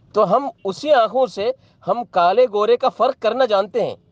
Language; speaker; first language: Hindi; non-native, local second language; Bangla